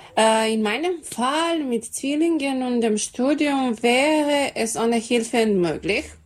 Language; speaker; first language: German; non-native, learner; Serbian